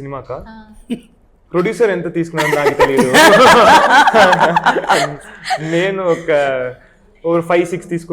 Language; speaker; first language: Telugu; non-native, local second language; Tamil